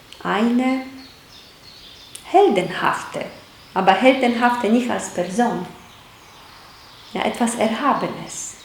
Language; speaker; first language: German; non-native, fluent; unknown